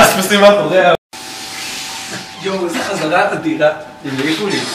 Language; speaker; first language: Hebrew; native; Hebrew